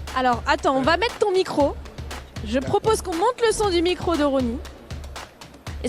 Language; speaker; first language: French; native; French